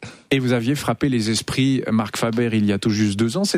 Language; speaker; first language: French; native; French